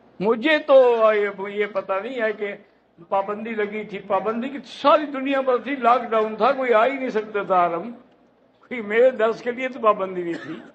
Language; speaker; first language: Urdu; native; Urdu